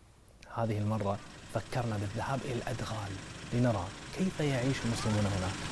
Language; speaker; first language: Arabic; native; Arabic